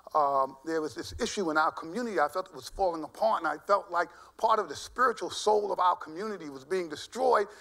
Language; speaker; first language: English; native; English